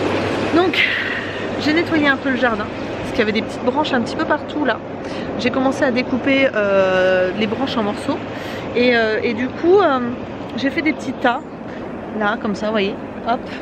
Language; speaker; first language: French; native; French